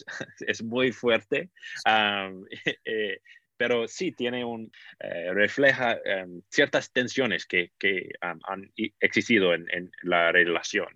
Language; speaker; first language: Spanish; non-native, fluent; English